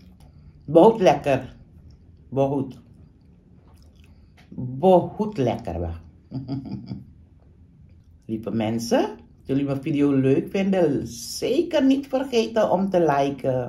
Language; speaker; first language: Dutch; non-native, local second language; Caribbean Hindustani